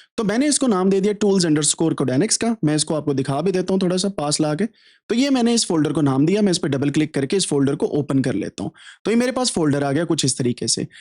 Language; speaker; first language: Urdu; native; Urdu